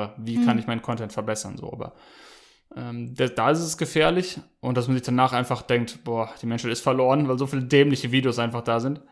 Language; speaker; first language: German; native; German